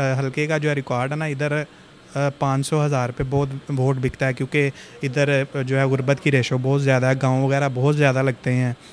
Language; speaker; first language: Urdu; non-native, local second language; Punjabi